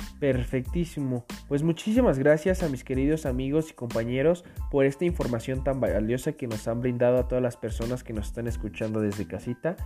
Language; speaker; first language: Spanish; native; Spanish